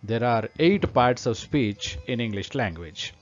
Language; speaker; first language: English; non-native, local second language; Kannada